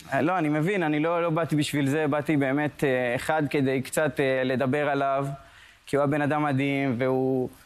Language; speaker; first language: Hebrew; early bilingual, other home language; Spanish